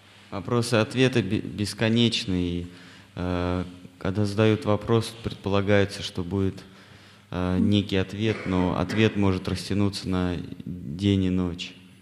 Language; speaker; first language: Russian; native; Russian